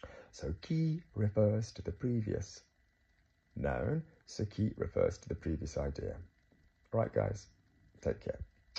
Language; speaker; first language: English; native; English